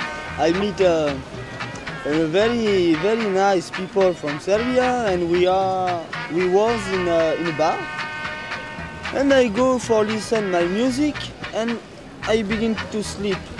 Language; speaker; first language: English; non-native, learner; French